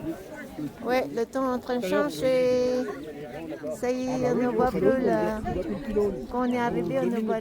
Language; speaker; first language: French; non-native, learner; Filipino